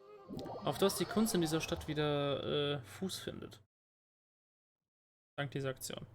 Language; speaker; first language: German; native; German